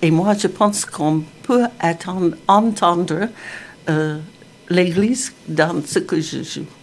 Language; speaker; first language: French; non-native, fluent; English